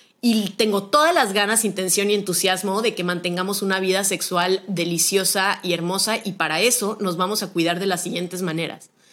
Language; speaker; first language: Spanish; native; Spanish